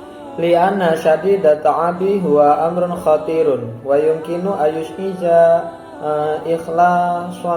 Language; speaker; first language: Arabic; non-native, learner; Indonesian